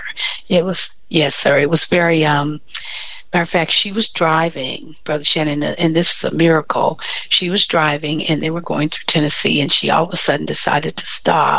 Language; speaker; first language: English; native; English